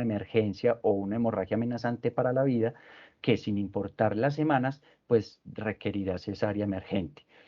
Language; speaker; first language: Spanish; native; Spanish